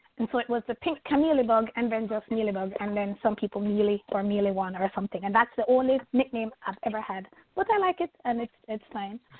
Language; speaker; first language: English; native; English